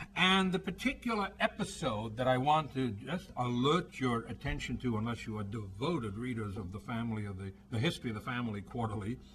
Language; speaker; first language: English; native; English